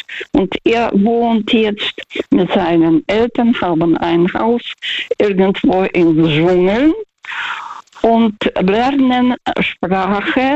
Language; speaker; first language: German; non-native, fluent; Russian